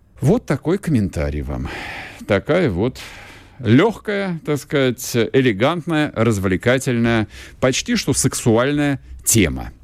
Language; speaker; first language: Russian; native; Russian